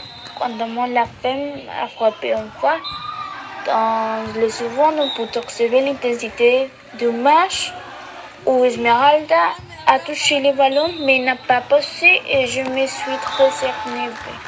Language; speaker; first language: French; non-native, learner; Spanish